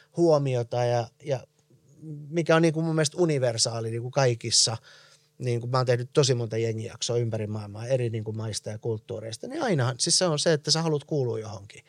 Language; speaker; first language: Finnish; early bilingual, other home language; Persian